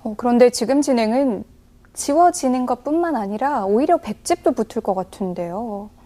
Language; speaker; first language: Korean; native; Korean